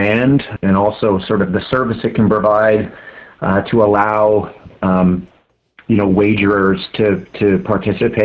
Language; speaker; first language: English; native; English